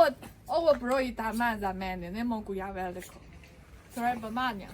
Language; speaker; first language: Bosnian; non-native, learner; Chinese